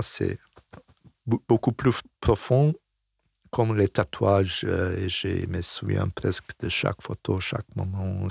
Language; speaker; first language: French; non-native, fluent; Bosnian